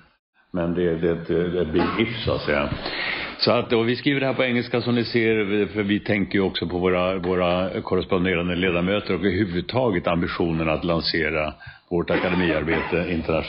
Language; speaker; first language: Swedish; native; Swedish